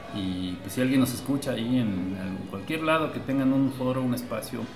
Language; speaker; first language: Spanish; native; Spanish